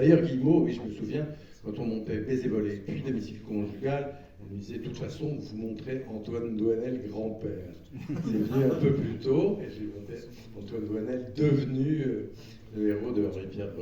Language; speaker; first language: French; native; French